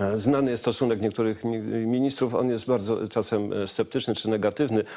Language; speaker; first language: Polish; native; Polish